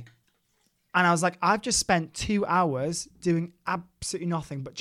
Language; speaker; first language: English; native; English